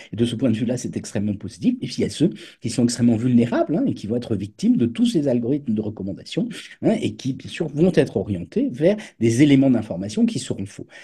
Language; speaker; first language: French; native; French